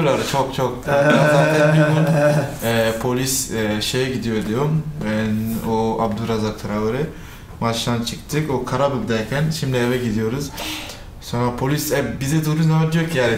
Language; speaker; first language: Turkish; non-native, fluent; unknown